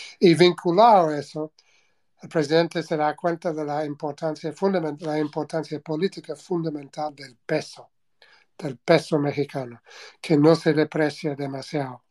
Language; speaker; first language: Spanish; non-native, fluent; English